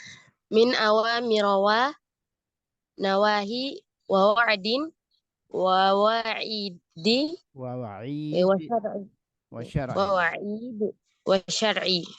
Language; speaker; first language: Arabic; non-native, learner; Indonesian